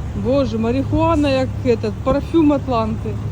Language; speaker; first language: Russian; native; Russian